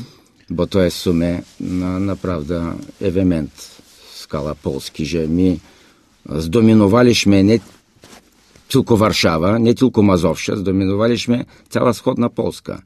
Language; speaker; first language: Polish; non-native, fluent; Bulgarian